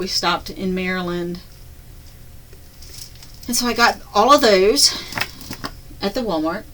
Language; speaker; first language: English; native; English